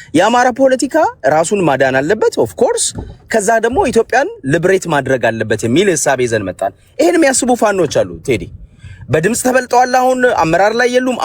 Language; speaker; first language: Amharic; native; Amharic